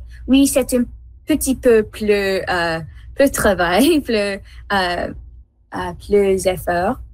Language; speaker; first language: French; non-native, learner; English